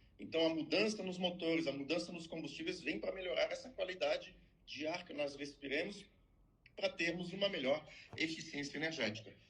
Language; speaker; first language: Portuguese; non-native, fluent; French